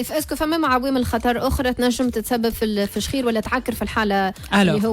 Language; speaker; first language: Arabic; native; Arabic